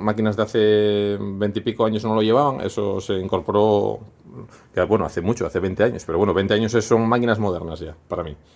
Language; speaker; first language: Spanish; native; Spanish